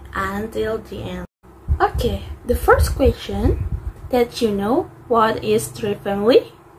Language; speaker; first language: English; non-native, learner; Indonesian